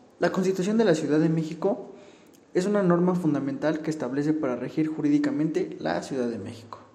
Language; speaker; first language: Spanish; native; Spanish